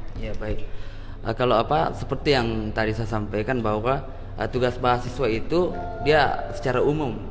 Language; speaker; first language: Indonesian; native; Indonesian